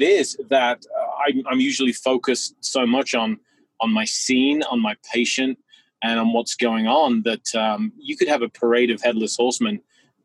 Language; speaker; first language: English; native; English